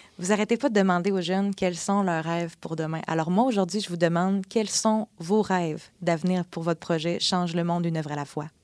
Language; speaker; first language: French; native; French